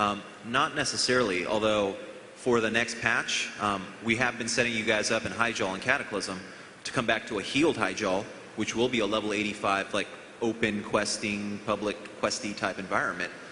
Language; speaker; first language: English; native; English